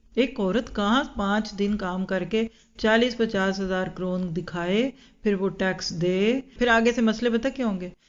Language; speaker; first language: Urdu; native; Urdu